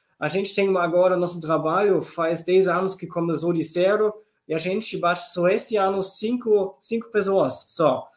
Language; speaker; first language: Portuguese; non-native, fluent; German